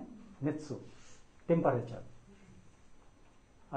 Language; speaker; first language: Japanese; non-native, fluent; Bangla